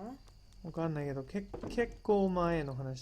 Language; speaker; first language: Japanese; non-native, fluent; English